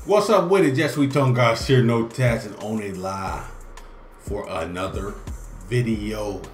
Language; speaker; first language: English; native; English